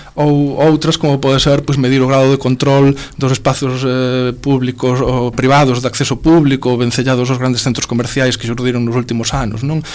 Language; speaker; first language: Galician; non-native, local second language; Spanish